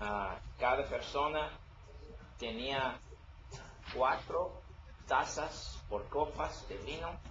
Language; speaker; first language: Spanish; non-native, learner; English